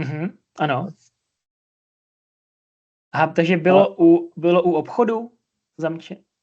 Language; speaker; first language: Czech; non-native, fluent; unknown